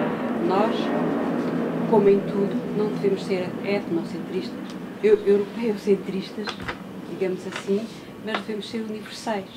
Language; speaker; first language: Portuguese; native; Portuguese